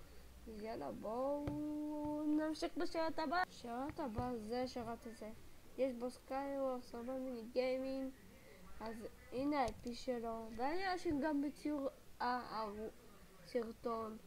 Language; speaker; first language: Hebrew; native; Hebrew